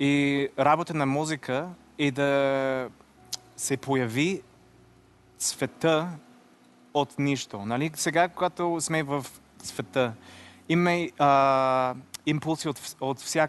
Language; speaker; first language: Bulgarian; non-native, learner; English